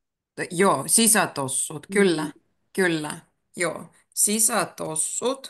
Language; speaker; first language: Finnish; native; Finnish